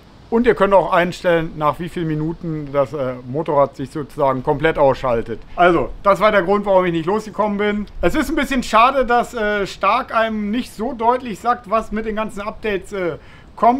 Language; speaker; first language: German; native; German